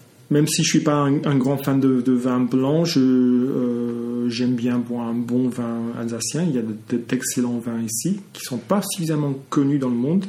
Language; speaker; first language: French; non-native, fluent; English